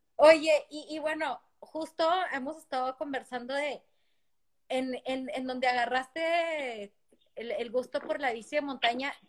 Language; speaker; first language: Spanish; native; Spanish